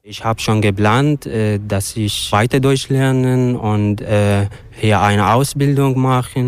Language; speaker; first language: German; non-native, learner; Arabic